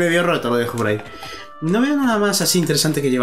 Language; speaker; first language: Spanish; native; Spanish